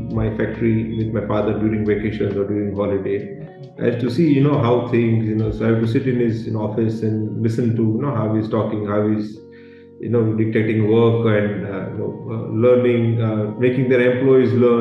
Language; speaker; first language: English; non-native, local second language; Gujarati